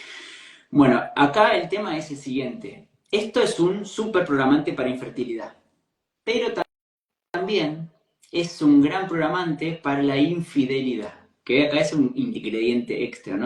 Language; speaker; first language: Spanish; native; Spanish